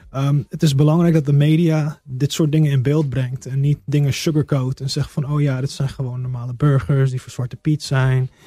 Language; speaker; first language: Dutch; early bilingual, heritage; Dutch